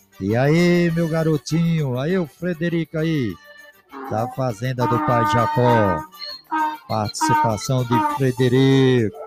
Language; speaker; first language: Portuguese; native; Portuguese